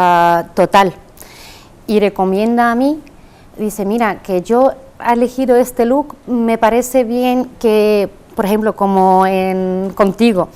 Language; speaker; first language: Spanish; non-native, fluent; Russian